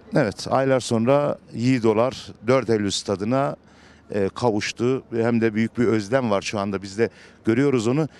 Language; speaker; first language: Turkish; native; Turkish